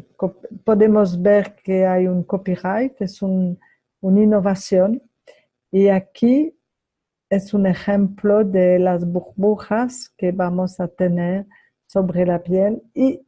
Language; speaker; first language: Spanish; non-native, fluent; French